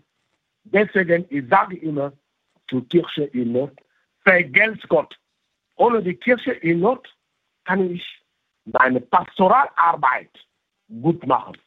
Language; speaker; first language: German; non-native, fluent; French